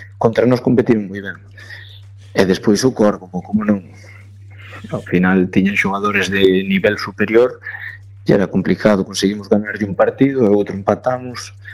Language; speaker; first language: Galician; native; Galician